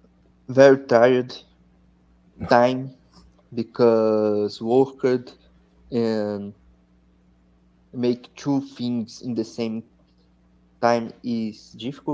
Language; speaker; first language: English; non-native, learner; Portuguese